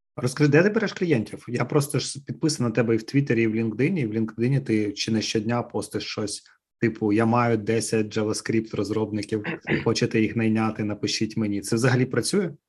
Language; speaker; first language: Ukrainian; native; Ukrainian